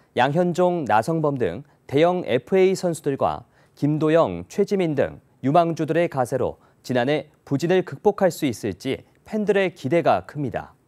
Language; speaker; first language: Korean; native; Korean